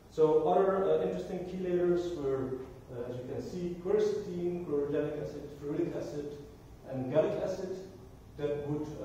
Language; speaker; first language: English; non-native, fluent; Dutch